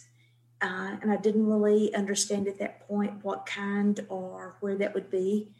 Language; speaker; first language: English; native; English